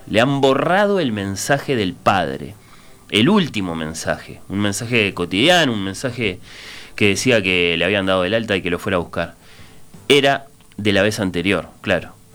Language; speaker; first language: Spanish; native; Spanish